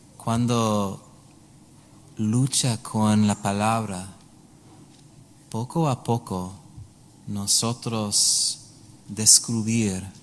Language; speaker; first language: Spanish; non-native, learner; English